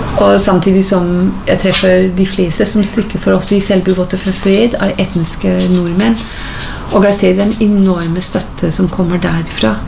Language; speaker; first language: Norwegian; non-native, fluent; English